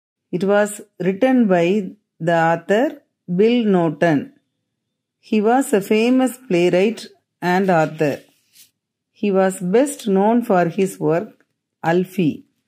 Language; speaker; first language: English; non-native, local second language; Tamil